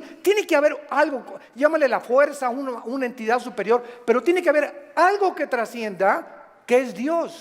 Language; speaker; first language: Spanish; native; Spanish